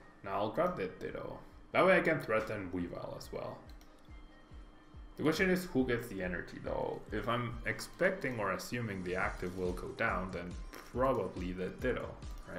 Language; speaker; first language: English; non-native, fluent; Spanish